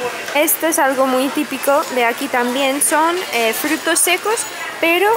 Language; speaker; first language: Spanish; non-native, fluent; English